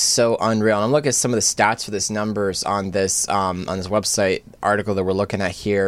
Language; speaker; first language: English; native; English